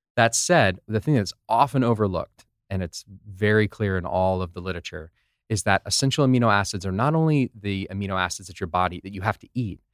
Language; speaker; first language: English; native; English